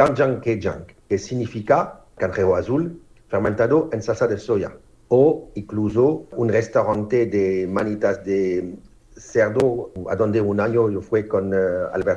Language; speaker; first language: Spanish; non-native, fluent; French